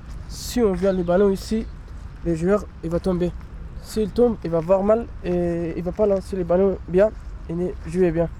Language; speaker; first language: French; non-native, learner; Pashto